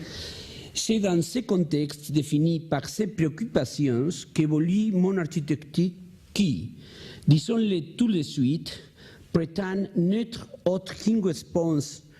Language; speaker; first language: French; non-native, learner; Spanish